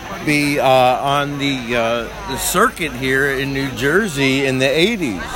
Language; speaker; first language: English; native; English